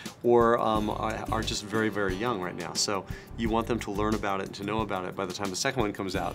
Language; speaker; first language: English; native; English